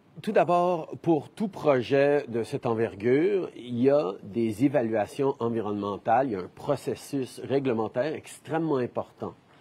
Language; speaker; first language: French; early bilingual, heritage; French